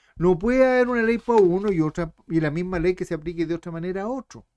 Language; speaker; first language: Spanish; native; Spanish